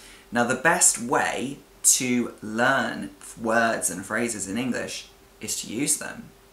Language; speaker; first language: English; native; English